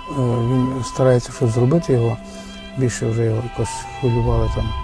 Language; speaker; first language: Ukrainian; native; Ukrainian